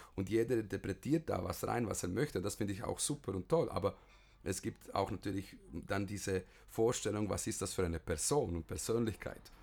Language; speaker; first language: German; early bilingual, other home language; Bosnian